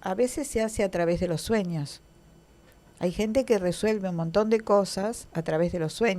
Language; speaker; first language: Spanish; native; Spanish